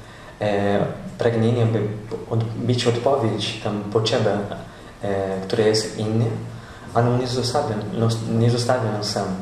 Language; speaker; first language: Polish; non-native, learner; Portuguese